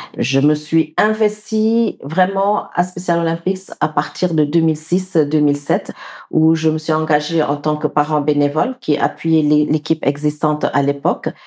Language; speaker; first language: French; non-native, local second language; Wolof